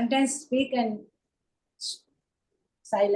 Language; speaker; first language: English; non-native, learner; Hindi